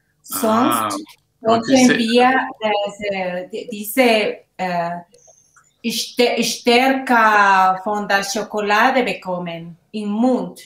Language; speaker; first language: German; non-native, learner; Spanish